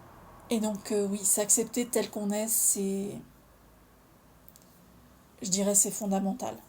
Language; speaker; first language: French; native; French